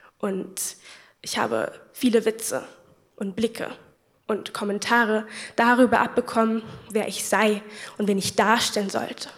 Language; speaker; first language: German; native; German